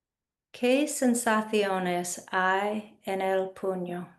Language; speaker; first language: Spanish; non-native, fluent; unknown